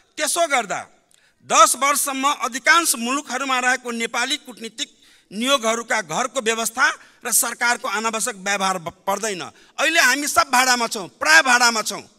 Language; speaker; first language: Nepali; non-native, local second language; Maithili